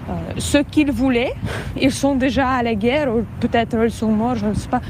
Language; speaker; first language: French; non-native, fluent; Russian